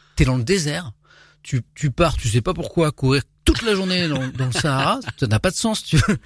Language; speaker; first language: French; native; French